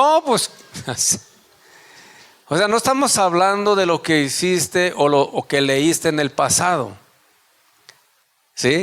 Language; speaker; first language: Spanish; native; Spanish